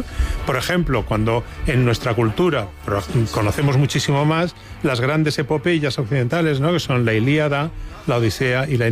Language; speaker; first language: Spanish; native; Spanish